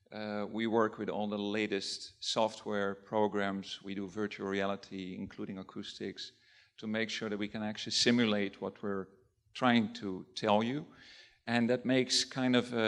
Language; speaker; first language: English; non-native, fluent; Dutch